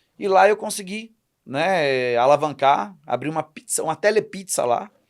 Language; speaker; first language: Portuguese; native; Portuguese